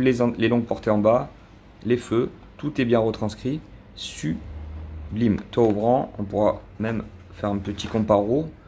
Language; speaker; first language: French; native; French